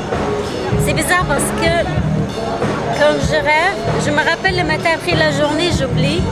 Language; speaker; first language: French; non-native, fluent; Arabic